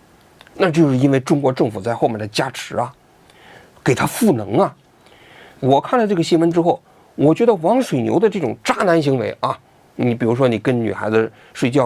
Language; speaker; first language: Chinese; native; Chinese